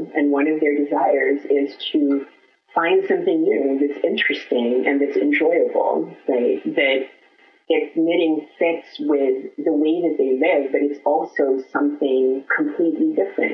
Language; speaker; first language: English; non-native, local second language; Filipino